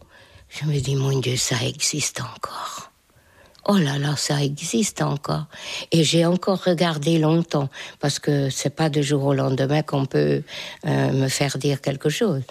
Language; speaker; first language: French; non-native, fluent; Hungarian